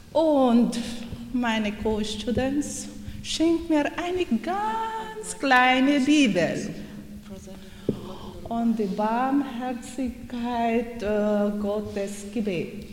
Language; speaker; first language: German; non-native, learner; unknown